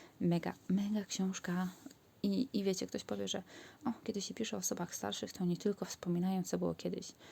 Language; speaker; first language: Polish; native; Polish